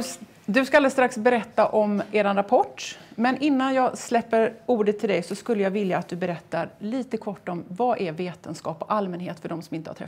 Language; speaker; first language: Swedish; native; Swedish